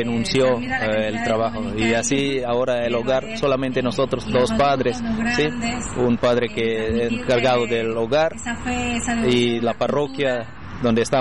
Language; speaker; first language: Spanish; non-native, fluent; Indonesian